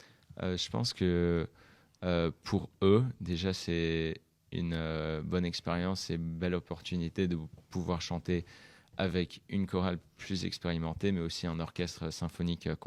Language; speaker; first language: French; native; French